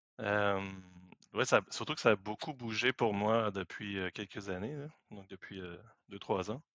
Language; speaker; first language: French; native; French